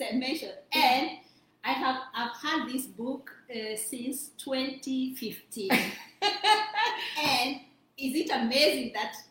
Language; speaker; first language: English; non-native, local second language; Kikuyu